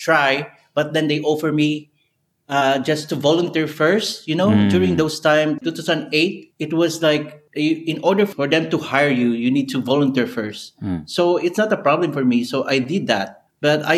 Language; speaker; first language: English; non-native, local second language; Bikol